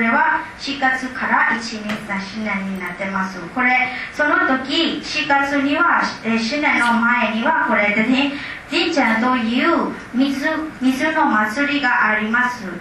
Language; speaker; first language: Japanese; non-native, learner; Burmese